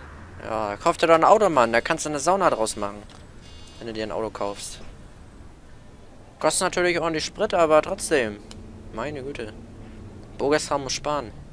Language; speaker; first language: German; native; German